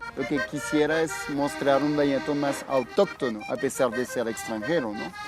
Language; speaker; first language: Spanish; non-native, fluent; French